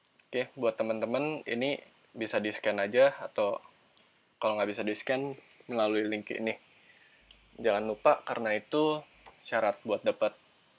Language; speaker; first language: Indonesian; native; Indonesian